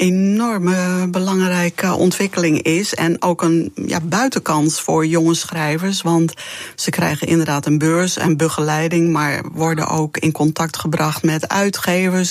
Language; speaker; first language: Dutch; non-native, local second language; Western Frisian